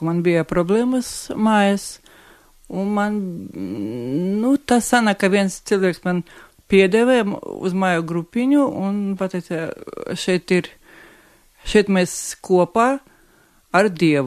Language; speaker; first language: Latvian; non-native, local second language; Russian